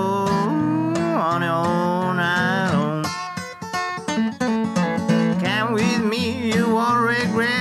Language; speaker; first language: English; non-native, fluent; Spanish